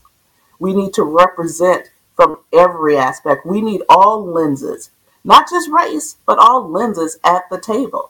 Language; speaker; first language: English; native; English